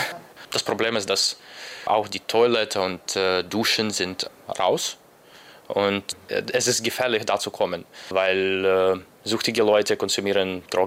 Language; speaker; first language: German; non-native, learner; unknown